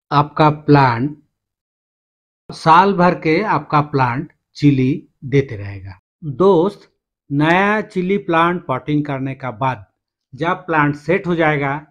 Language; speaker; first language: Hindi; non-native, local second language; Bangla